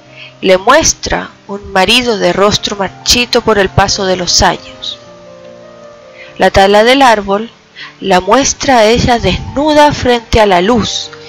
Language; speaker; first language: Spanish; native; Spanish